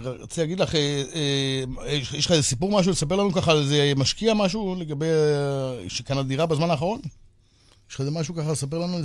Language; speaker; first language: Hebrew; native; Hebrew